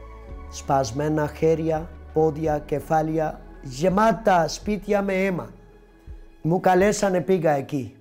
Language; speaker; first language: Greek; non-native, fluent; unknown